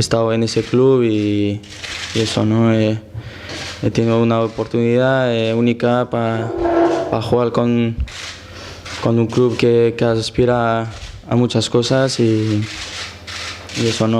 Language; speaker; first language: Spanish; non-native, fluent; French